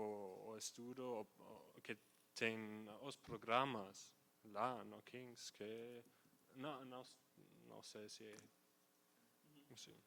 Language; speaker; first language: Portuguese; non-native, fluent; German